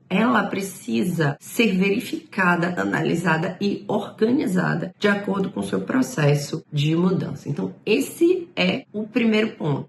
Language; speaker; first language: Portuguese; native; Portuguese